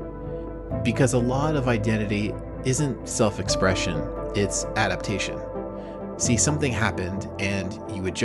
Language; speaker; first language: English; native; English